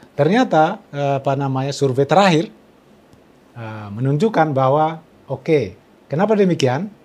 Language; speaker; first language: Indonesian; non-native, local second language; Tetum